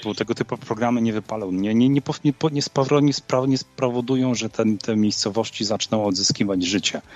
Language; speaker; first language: Polish; native; Polish